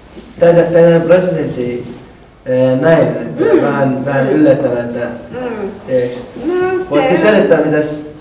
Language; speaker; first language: Finnish; non-native, learner; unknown